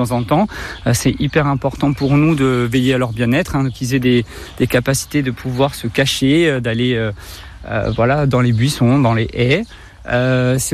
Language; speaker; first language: French; native; French